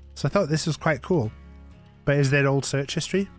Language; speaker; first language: English; non-native, local second language; Welsh